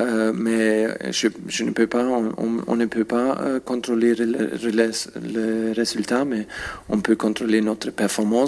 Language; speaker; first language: French; non-native, fluent; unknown